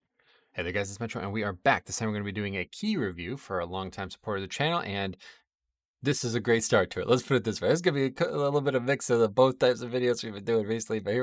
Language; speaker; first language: English; native; English